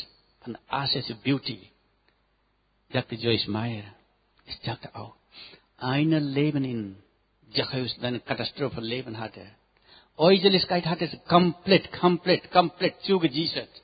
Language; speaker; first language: German; non-native, learner; Nepali